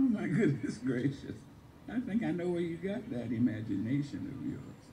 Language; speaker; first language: English; non-native, fluent; French